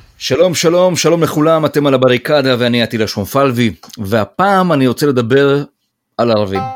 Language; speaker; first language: Hebrew; native; Hebrew